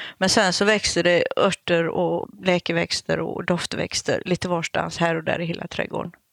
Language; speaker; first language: Swedish; native; Swedish